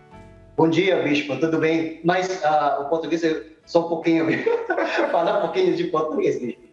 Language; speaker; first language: Portuguese; non-native, learner; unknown